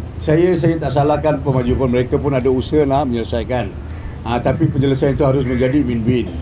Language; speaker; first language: Malay; non-native, local second language; Tamil